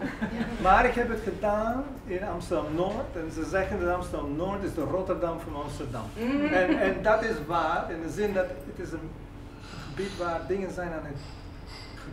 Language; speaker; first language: Dutch; non-native, fluent; English